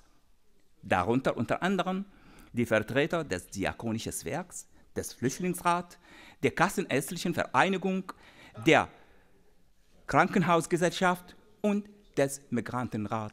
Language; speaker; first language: German; non-native, fluent; Arabic